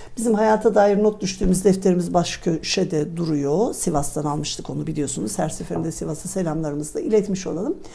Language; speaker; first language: Turkish; native; Turkish